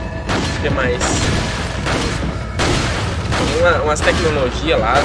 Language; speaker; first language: Portuguese; native; Portuguese